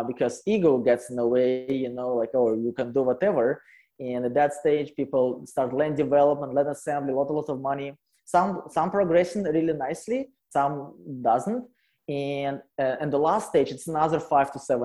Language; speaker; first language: English; non-native, fluent; Russian